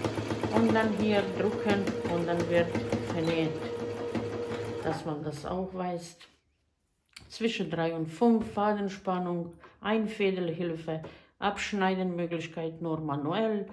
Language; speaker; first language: German; non-native, fluent; Bosnian